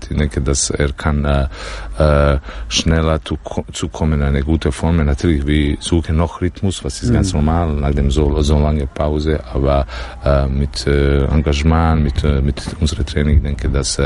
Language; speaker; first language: German; non-native, learner; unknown